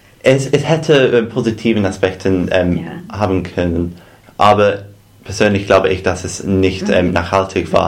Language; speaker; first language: German; non-native, fluent; English